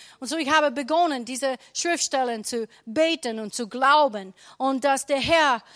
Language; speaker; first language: German; non-native, learner; English